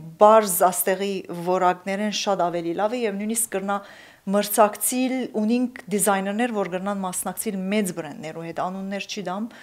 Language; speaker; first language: Armenian; early bilingual, heritage; Armenian